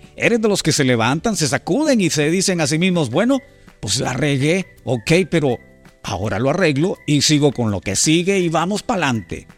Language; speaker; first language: Spanish; native; Spanish